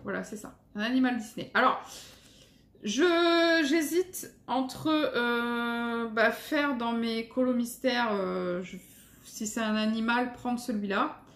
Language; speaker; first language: French; native; French